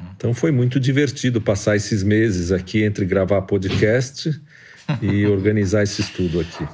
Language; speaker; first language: Portuguese; native; Portuguese